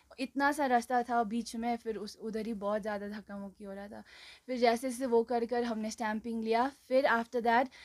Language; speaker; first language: Hindi; non-native, local second language; Nepali